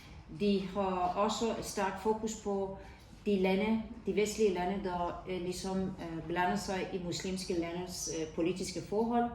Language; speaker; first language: Danish; non-native, fluent; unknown